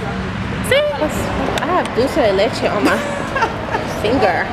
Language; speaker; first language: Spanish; non-native, learner; English